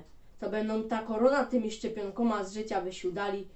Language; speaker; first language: Polish; native; Polish